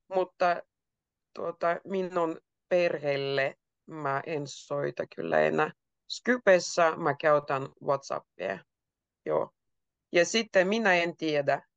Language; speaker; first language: Finnish; native; Finnish